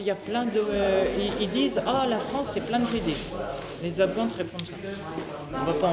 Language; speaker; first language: French; native; French